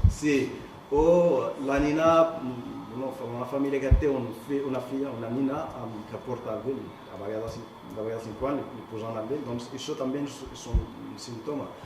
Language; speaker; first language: Catalan; non-native, fluent; Arabic